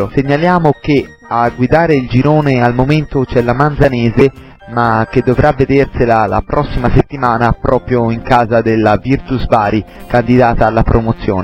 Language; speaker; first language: Italian; native; Italian